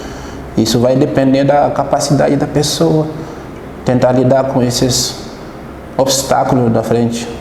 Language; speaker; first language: Portuguese; non-native, fluent; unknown